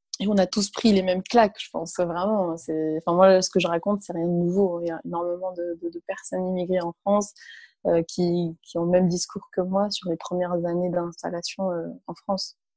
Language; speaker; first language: French; early bilingual, other home language; Arabic